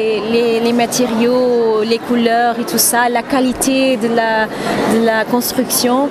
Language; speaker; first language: French; non-native, fluent; Portuguese